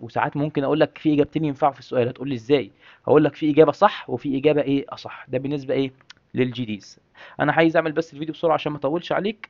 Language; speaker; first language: Arabic; native; Arabic